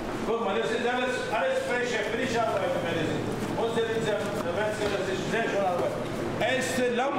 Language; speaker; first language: German; non-native, learner; Turkish